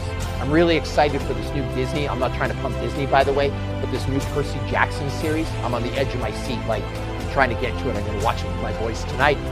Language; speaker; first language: English; native; English